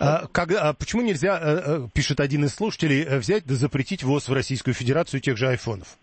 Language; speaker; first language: Russian; native; Russian